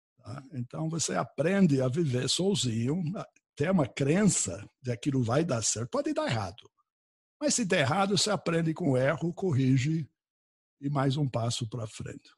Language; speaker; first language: Portuguese; non-native, fluent; English